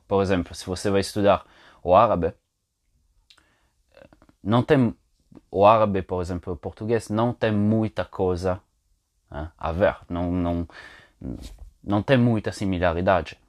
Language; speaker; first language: Portuguese; non-native, fluent; Italian